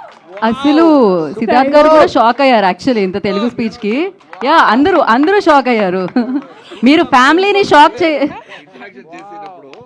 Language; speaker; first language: Telugu; native; Telugu